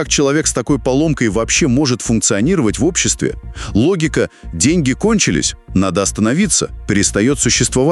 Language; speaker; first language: Russian; native; Russian